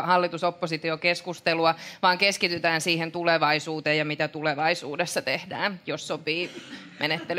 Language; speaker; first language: Finnish; native; Finnish